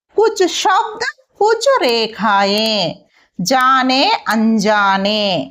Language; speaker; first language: Hindi; non-native, local second language; Telugu